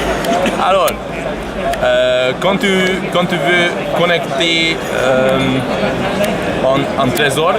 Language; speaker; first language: French; non-native, learner; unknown